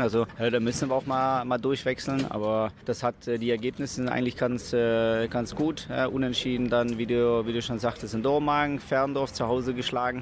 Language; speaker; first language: German; native; German